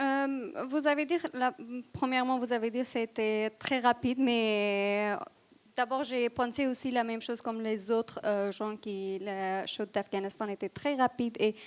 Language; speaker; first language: French; non-native, fluent; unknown